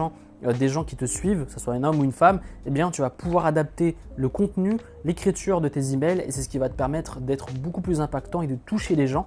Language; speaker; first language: French; native; French